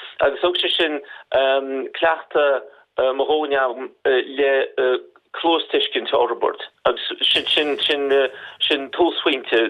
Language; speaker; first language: Irish; non-native, fluent; Russian